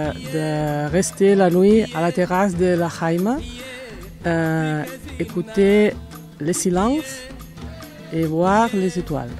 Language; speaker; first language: French; non-native, learner; Catalan